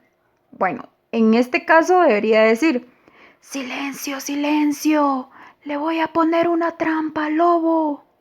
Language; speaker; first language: Spanish; native; Spanish